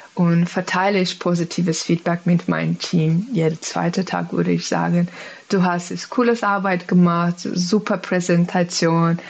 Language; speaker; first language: German; non-native, fluent; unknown